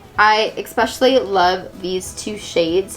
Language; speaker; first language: English; native; English